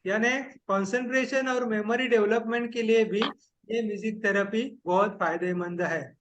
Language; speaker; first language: Hindi; non-native, local second language; Marathi